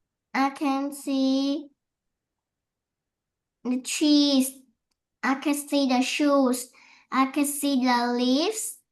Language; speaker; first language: English; non-native, learner; Vietnamese